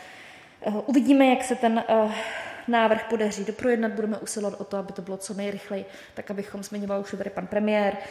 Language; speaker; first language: Czech; native; Czech